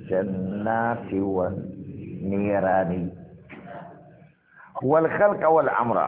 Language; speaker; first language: Arabic; non-native, fluent; Hausa